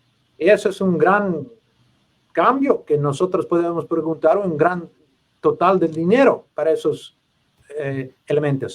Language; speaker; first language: Spanish; non-native, learner; English